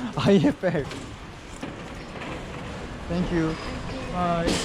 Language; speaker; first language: English; non-native, learner; Korean